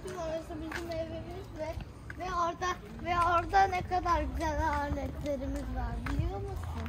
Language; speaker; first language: Turkish; early bilingual, heritage; Turkish